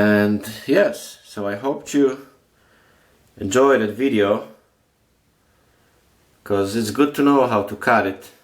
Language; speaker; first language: English; non-native, fluent; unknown